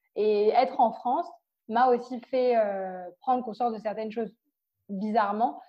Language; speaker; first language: French; native; French